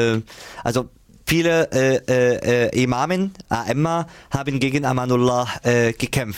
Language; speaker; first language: German; non-native, fluent; Arabic